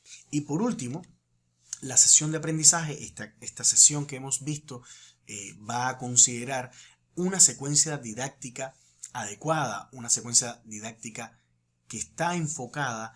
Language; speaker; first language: Spanish; native; Spanish